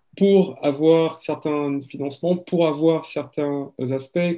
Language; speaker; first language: French; native; French